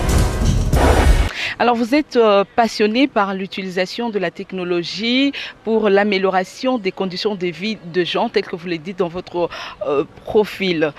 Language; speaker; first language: French; non-native, local second language; Lingala